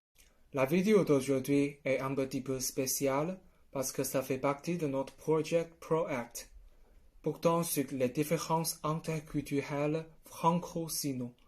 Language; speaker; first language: French; non-native, learner; Chinese